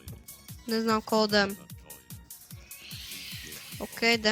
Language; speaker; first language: Czech; early bilingual, other home language; Russian